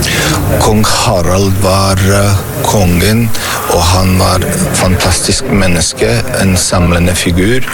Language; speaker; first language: Norwegian; non-native, fluent; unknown